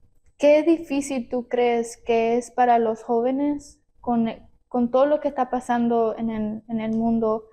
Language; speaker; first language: Spanish; early bilingual, heritage; Spanish